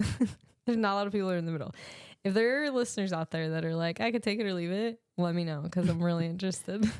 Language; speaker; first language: English; native; English